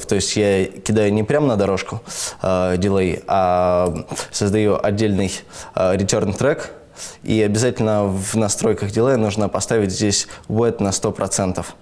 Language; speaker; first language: Russian; native; Russian